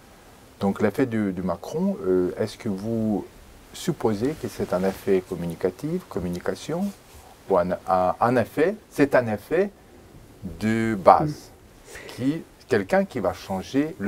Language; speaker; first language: French; non-native, fluent; Lithuanian